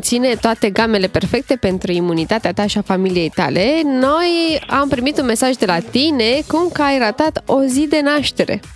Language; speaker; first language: Romanian; native; Romanian